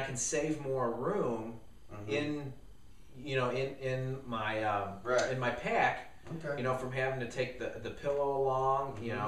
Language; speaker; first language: English; native; English